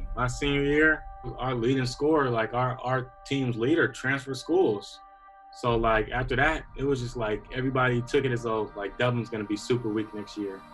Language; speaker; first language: English; native; English